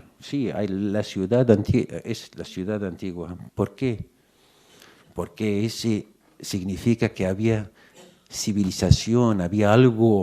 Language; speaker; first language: Spanish; non-native, fluent; Arabic